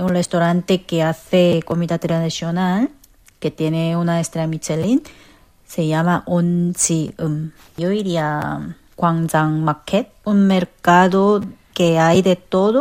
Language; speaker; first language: Spanish; non-native, fluent; Korean